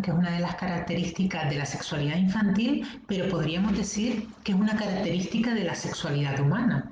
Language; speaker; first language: Spanish; native; Spanish